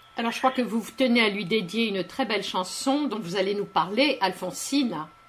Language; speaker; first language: French; native; French